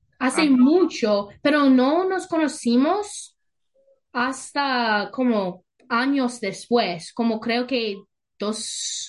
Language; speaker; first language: Spanish; non-native, learner; English